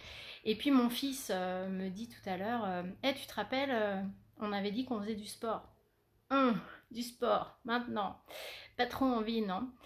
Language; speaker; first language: French; native; French